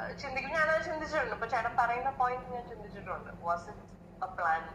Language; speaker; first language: Malayalam; native; Malayalam